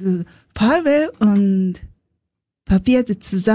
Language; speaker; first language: German; non-native, learner; Japanese